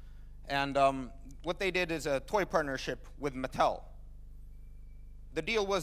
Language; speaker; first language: English; non-native, fluent; Finnish